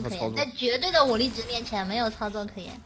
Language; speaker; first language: Chinese; native; Chinese